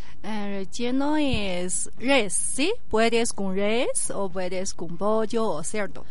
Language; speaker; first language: Spanish; non-native, learner; Chinese